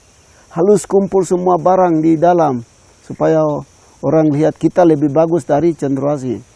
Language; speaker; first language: Indonesian; non-native, local second language; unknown